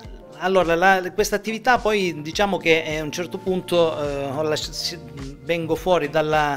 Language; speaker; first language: Italian; native; Italian